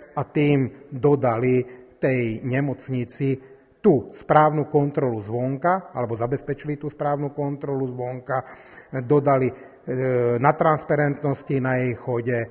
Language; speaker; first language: Slovak; native; Slovak